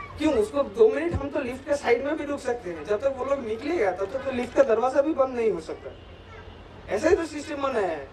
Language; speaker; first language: Hindi; non-native, local second language; Bangla